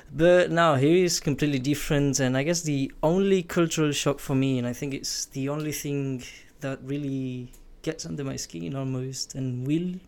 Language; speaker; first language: English; non-native, fluent; Spanish